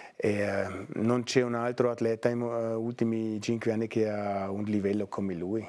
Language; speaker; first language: Italian; non-native, fluent; German